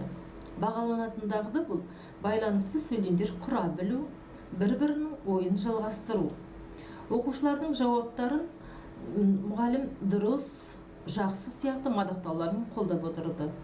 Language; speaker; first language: Kazakh; native; Kazakh